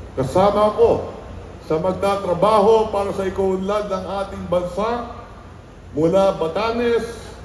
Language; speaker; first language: Filipino; native; Filipino